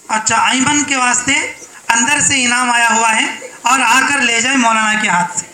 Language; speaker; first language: Urdu; native; Urdu